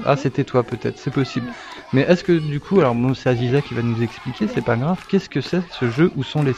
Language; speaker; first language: French; native; French